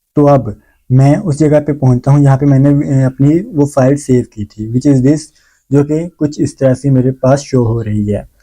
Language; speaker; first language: Urdu; native; Urdu